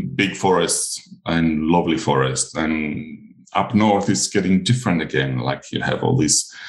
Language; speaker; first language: English; non-native, fluent; Greek